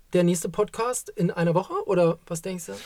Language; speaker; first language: German; native; German